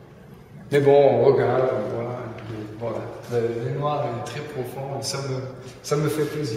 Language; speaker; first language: French; non-native, fluent; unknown